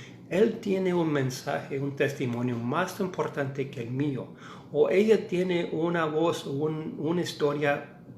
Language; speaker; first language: Spanish; non-native, fluent; English